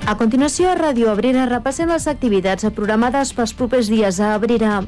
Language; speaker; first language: Catalan; native; Catalan